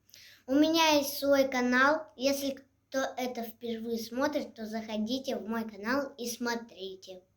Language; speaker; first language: Russian; non-native, local second language; Tajik